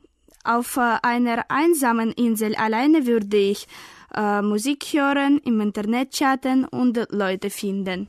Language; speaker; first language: German; non-native, learner; Russian